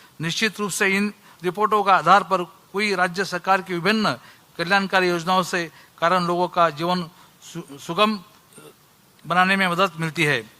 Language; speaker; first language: Hindi; non-native, local second language; Marathi